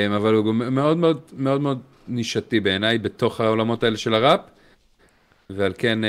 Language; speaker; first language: Hebrew; native; Hebrew